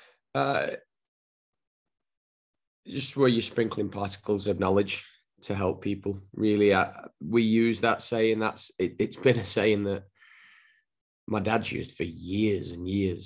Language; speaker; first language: English; native; English